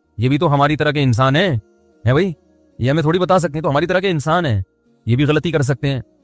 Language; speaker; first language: Urdu; native; Urdu